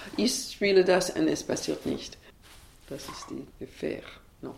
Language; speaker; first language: German; non-native, learner; English